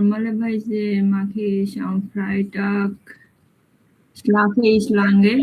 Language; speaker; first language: German; non-native, learner; Bangla